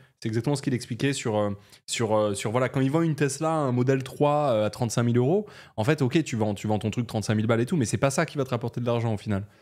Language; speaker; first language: French; native; French